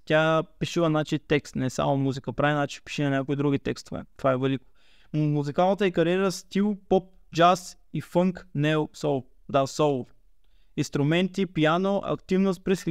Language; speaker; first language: Bulgarian; native; Bulgarian